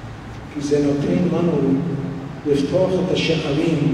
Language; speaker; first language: Hebrew; non-native, fluent; English